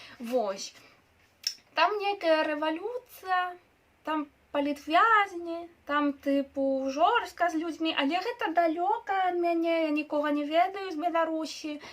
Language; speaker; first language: Belarusian; non-native, local second language; Russian